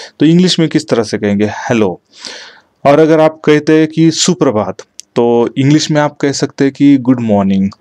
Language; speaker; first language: Hindi; non-native, local second language; Marathi